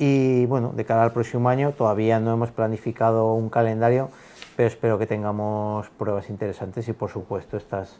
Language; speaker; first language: Spanish; native; Spanish